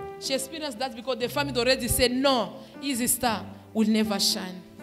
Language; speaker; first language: English; non-native, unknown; Lingala